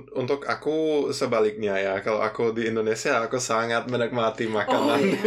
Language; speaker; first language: Indonesian; non-native, fluent; German